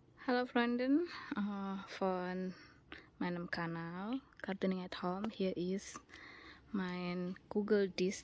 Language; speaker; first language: German; non-native, learner; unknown